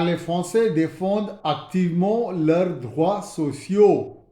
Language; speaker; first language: French; non-native, fluent; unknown